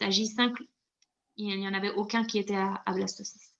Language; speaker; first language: French; native; French